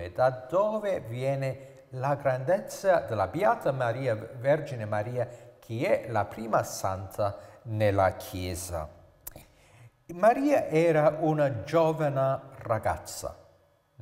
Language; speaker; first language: Italian; non-native, fluent; English